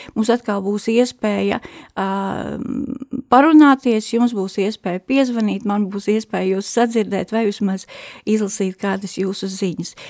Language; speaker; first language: Latvian; native; Latvian